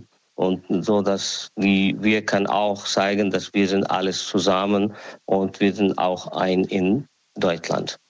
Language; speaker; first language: German; non-native, learner; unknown